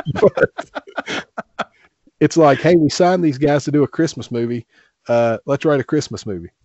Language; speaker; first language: English; native; English